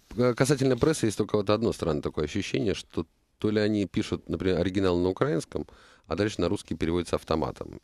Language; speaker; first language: Russian; native; Russian